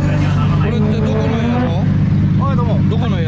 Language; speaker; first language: Japanese; native; Japanese